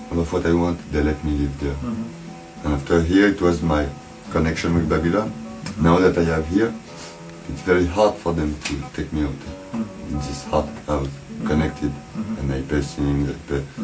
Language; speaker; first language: English; non-native, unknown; French